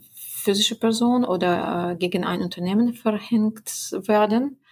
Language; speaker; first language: German; non-native, fluent; Russian